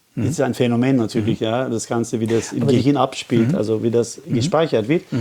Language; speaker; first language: German; non-native, fluent; Turkish